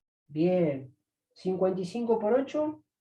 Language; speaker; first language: Spanish; native; Spanish